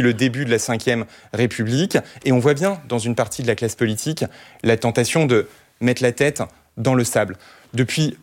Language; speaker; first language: French; native; French